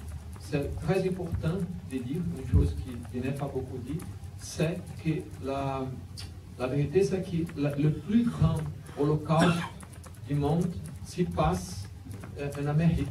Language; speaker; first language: French; non-native, learner; Portuguese